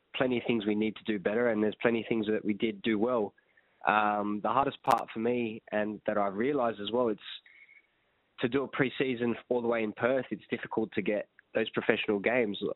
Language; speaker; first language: English; native; English